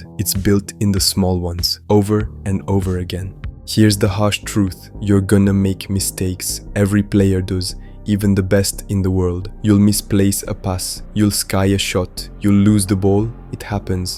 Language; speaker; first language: English; native; English